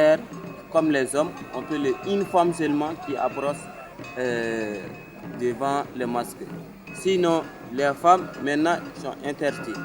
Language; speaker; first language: French; non-native, learner; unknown